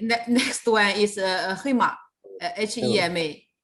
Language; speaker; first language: English; non-native, fluent; Chinese